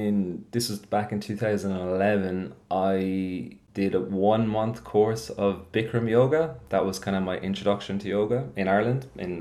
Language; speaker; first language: English; native; English